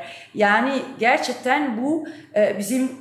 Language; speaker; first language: Turkish; non-native, fluent; Italian